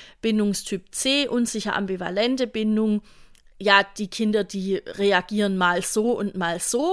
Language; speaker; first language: German; native; German